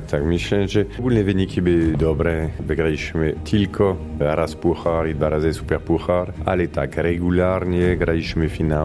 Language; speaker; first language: Polish; non-native, fluent; Italian